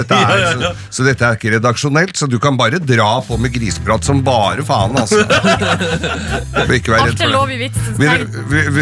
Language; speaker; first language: Norwegian; native; Norwegian